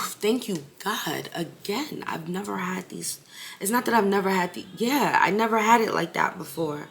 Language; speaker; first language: English; native; English